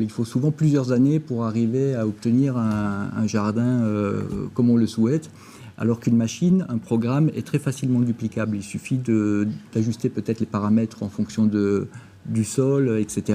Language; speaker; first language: French; native; French